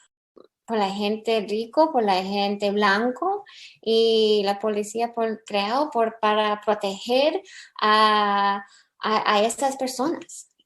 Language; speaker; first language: Spanish; early bilingual, heritage; English